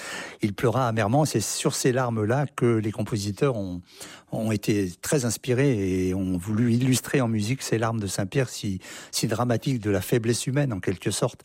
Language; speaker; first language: French; native; French